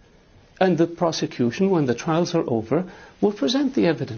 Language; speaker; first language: English; non-native, fluent; Arabic